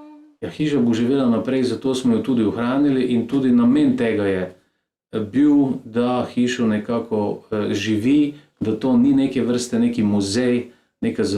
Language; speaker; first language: Slovenian; native; Slovenian